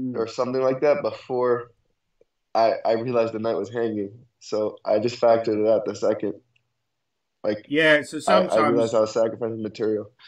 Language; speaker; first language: English; native; English